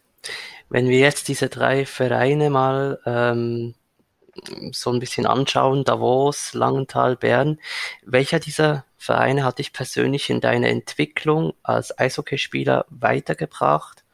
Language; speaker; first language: German; native; German